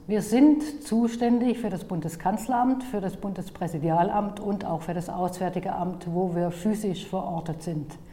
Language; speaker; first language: German; native; German